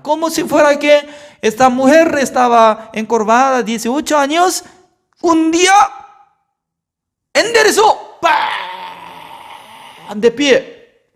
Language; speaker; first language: Spanish; non-native, fluent; Korean